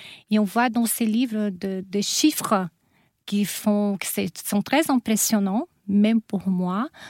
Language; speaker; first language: French; non-native, fluent; Portuguese